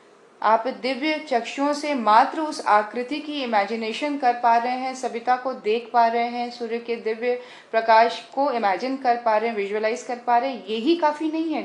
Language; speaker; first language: Hindi; native; Hindi